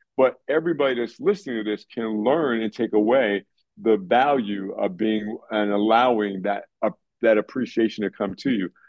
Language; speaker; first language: English; native; English